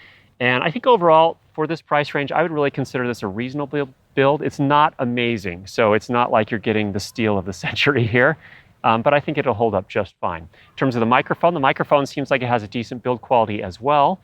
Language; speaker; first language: English; native; English